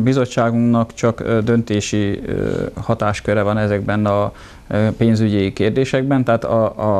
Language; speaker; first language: Hungarian; native; Hungarian